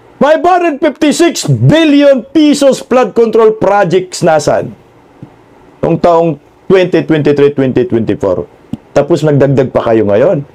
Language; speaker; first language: Filipino; non-native, local second language; Cebuano